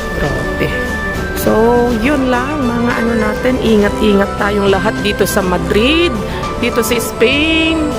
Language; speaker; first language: Filipino; non-native, local second language; Iloko